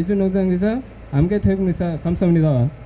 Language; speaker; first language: Korean; non-native, learner; Nepali